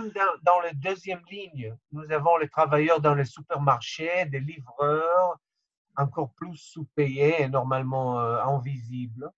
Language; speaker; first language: French; non-native, fluent; Hebrew